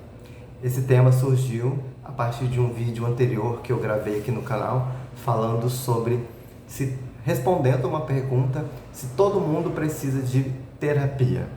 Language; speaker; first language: Portuguese; native; Portuguese